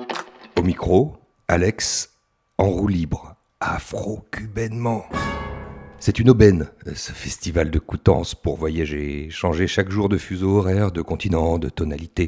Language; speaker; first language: French; native; French